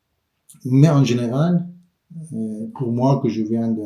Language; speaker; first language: French; non-native, fluent; Persian